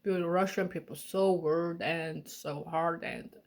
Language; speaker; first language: English; non-native, learner; Mongolian